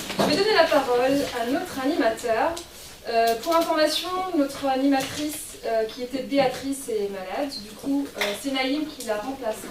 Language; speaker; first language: French; native; French